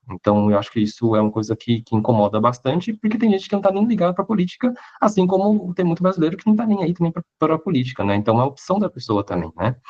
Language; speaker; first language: Portuguese; early bilingual, other home language; Chinese